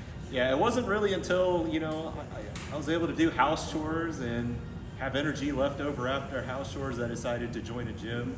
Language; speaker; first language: English; native; English